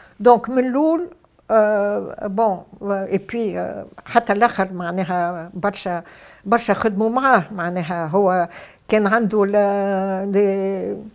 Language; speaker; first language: Arabic; native; Arabic